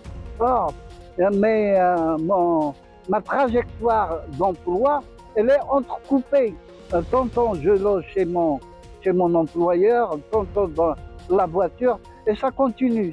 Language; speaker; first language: French; non-native, local second language; Arabic